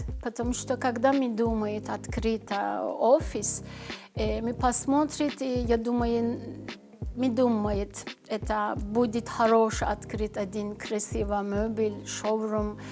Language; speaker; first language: Russian; non-native, learner; Turkish